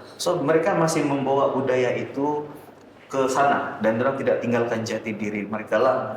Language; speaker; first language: Malay; native; Malay